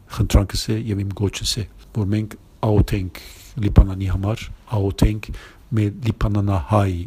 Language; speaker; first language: Armenian; early bilingual, heritage; Arabic